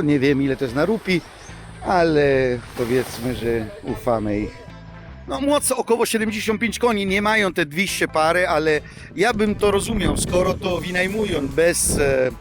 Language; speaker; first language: Polish; non-native, fluent; Italian